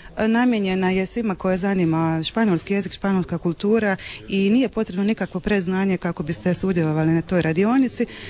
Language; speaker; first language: Croatian; native; Croatian